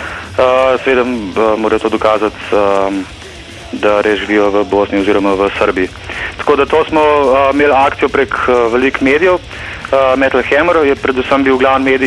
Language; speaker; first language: Slovenian; native; Slovenian